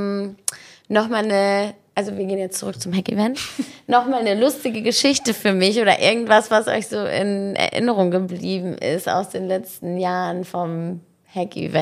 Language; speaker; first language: German; native; German